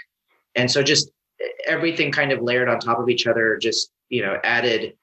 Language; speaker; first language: English; native; English